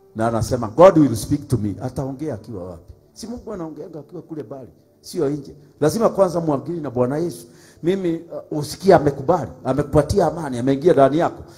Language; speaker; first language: Swahili; non-native, local second language; Kikuyu